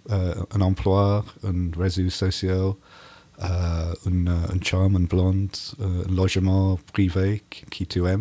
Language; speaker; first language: French; non-native, learner; English